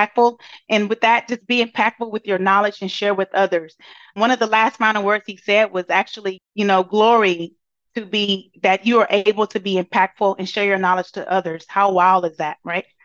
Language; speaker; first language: English; native; English